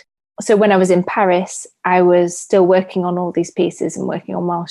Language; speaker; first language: English; native; English